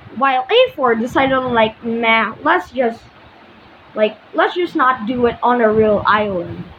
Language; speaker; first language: English; non-native, local second language; Filipino